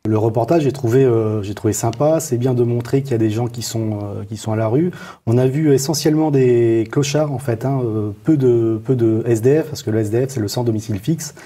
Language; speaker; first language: French; native; French